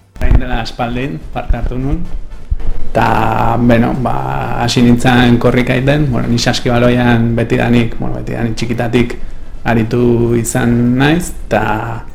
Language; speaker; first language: Basque; non-native, learner; Spanish